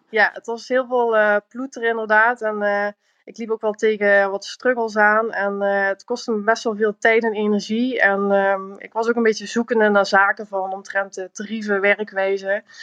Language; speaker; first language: Dutch; native; Dutch